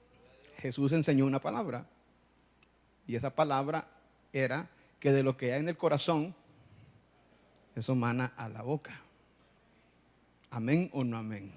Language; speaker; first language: Spanish; native; Spanish